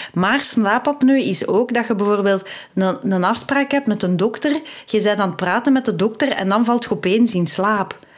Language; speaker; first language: Dutch; native; Dutch